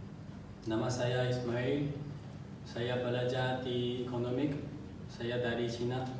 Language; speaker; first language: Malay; non-native, learner; Chinese